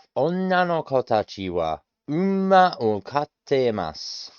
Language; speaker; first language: Japanese; non-native, learner; English